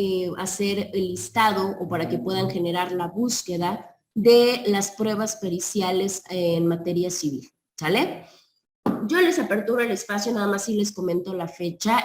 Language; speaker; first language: Spanish; native; Spanish